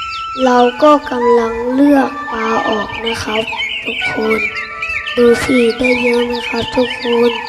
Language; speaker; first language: Thai; non-native, local second language; Lahu